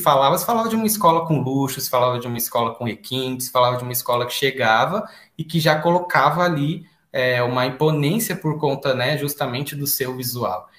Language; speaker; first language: Portuguese; native; Portuguese